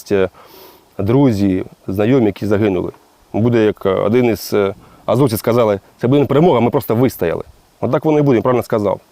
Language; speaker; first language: Ukrainian; non-native, local second language; Russian